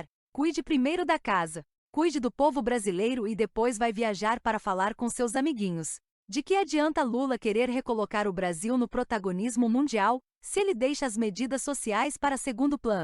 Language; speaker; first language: Portuguese; native; Portuguese